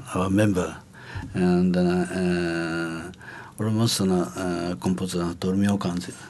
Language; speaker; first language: English; non-native, learner; Japanese